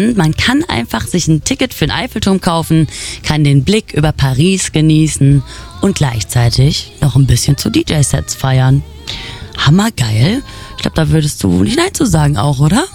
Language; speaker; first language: German; native; German